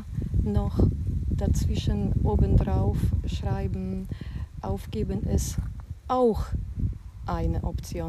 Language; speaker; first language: German; non-native, fluent; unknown